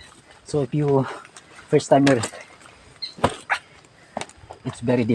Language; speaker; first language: English; non-native, local second language; Filipino